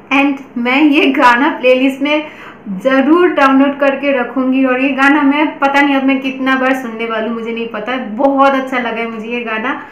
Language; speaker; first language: Hindi; non-native, local second language; Bangla